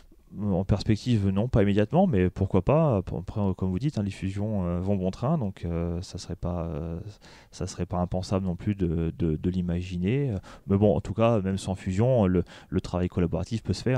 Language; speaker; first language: French; native; French